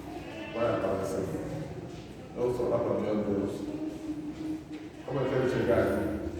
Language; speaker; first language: Portuguese; non-native, learner; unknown